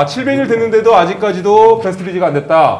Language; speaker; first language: Korean; native; Korean